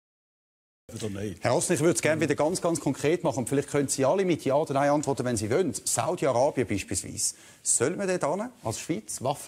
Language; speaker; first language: German; native; German